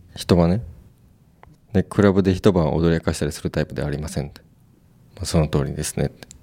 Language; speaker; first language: Japanese; native; Japanese